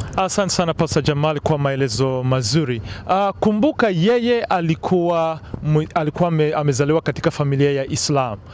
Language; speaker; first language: Swahili; non-native, local second language; Kinyarwanda